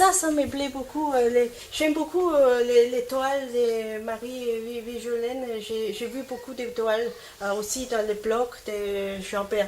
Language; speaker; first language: French; non-native, learner; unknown